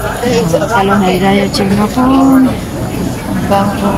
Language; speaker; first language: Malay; non-native, local second language; Javanese